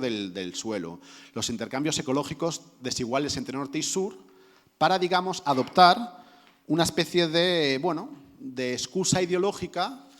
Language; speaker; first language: Spanish; native; Spanish